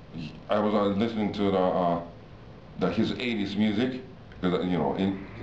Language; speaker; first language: English; non-native, fluent; Japanese